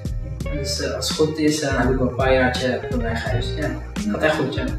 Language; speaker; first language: Dutch; non-native, fluent; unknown